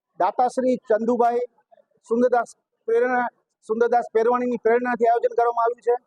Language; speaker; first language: Gujarati; non-native, local second language; Sindhi